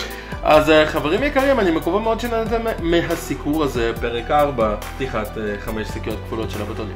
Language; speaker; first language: Hebrew; native; Hebrew